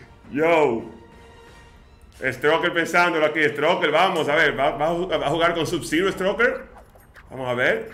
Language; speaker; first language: Spanish; native; Spanish